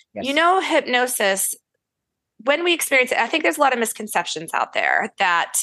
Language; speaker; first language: English; native; English